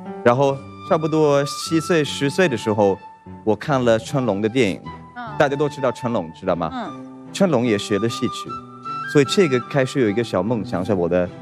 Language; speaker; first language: Chinese; non-native, fluent; Swedish